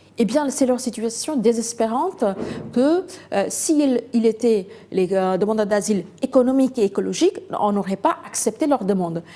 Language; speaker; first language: French; non-native, fluent; Bangla